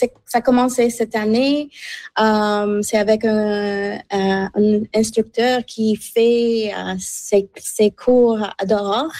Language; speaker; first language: French; non-native, learner; English